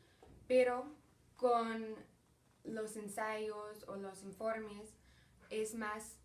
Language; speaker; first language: Spanish; early bilingual, heritage; Spanish